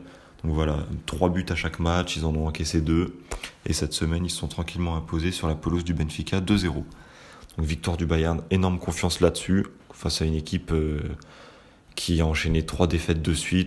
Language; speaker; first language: French; native; French